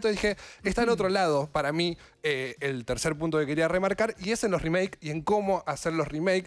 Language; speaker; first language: Spanish; native; Spanish